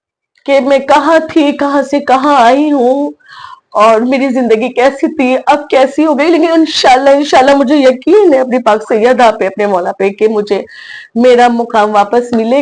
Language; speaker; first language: Urdu; native; Urdu